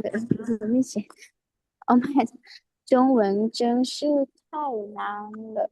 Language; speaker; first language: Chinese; non-native, learner; Lao